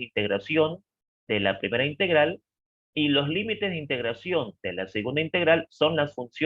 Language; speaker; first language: Spanish; native; Spanish